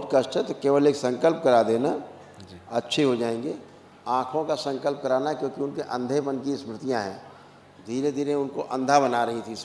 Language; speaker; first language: Hindi; native; Hindi